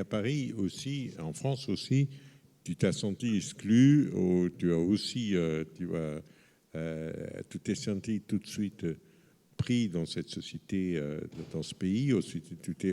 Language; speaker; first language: French; non-native, fluent; Portuguese